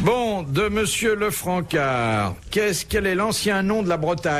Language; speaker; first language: French; native; French